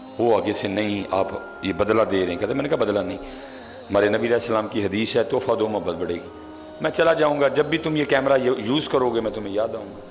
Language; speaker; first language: Urdu; non-native, local second language; Punjabi